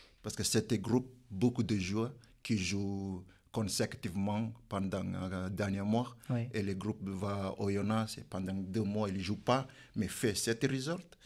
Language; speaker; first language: French; non-native, learner; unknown